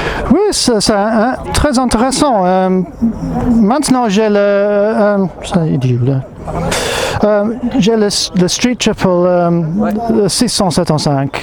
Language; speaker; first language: French; non-native, learner; English